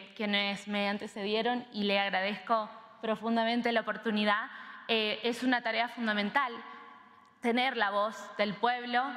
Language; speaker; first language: Spanish; native; Spanish